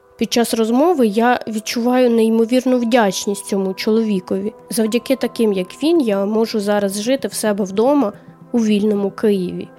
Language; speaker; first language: Ukrainian; native; Ukrainian